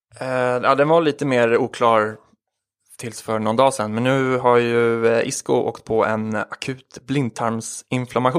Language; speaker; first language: Swedish; native; Swedish